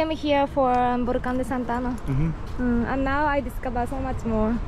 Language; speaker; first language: English; non-native, fluent; Japanese